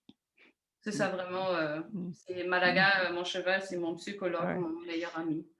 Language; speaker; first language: French; non-native, fluent; German